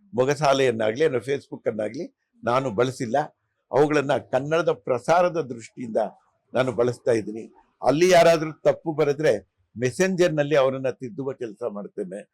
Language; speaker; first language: Kannada; non-native, local second language; Telugu